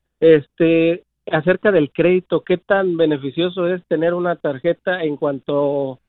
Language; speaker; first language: Spanish; native; Spanish